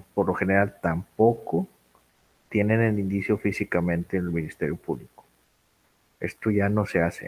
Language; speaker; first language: Spanish; native; Spanish